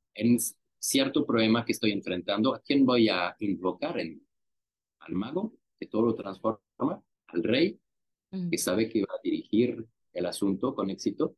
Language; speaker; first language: Spanish; non-native, fluent; French